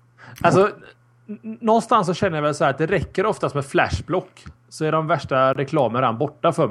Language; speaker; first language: Swedish; native; Swedish